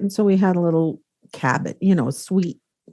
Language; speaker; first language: English; native; English